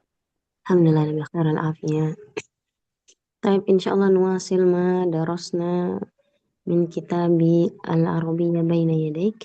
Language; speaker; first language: Arabic; non-native, fluent; Indonesian